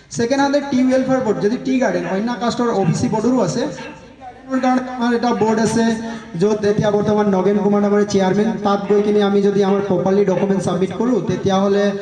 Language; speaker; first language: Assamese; non-native, local second language; Sadri